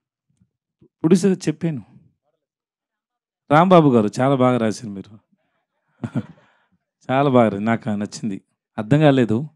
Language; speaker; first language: Telugu; non-native, learner; Tamil